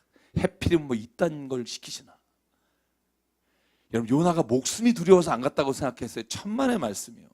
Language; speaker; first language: Korean; native; Korean